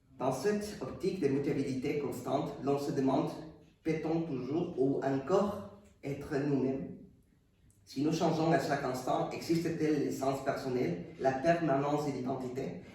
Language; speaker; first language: French; non-native, fluent; Spanish